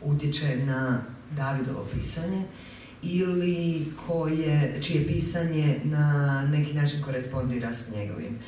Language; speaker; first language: Croatian; native; Croatian